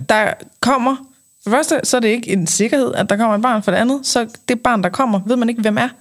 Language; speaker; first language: Danish; native; Danish